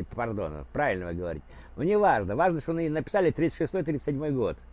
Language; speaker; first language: Russian; native; Russian